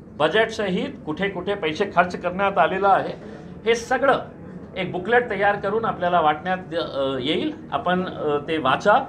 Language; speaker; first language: Marathi; non-native, local second language; Urdu